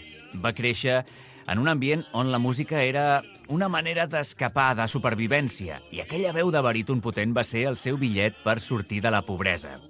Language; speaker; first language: Catalan; native; Catalan